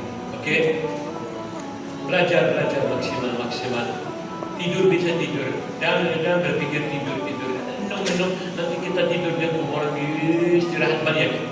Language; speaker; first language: Indonesian; non-native, learner; Arabic